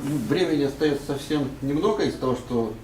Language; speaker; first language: Russian; native; Russian